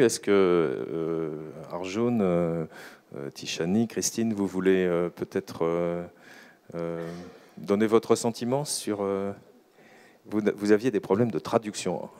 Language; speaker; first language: French; native; French